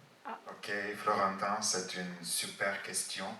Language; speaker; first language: French; non-native, fluent; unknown